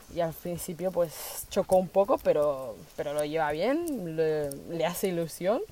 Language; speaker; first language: Spanish; native; Spanish